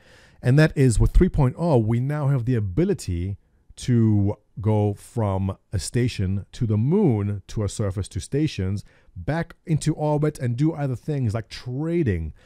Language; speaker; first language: English; native; English